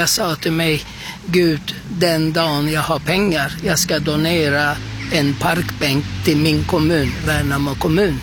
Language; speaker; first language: Swedish; non-native, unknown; Turkish